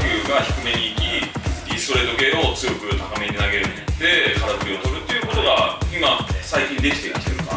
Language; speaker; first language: Japanese; native; Japanese